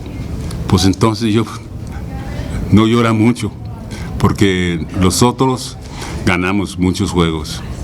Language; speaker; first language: Spanish; non-native, learner; English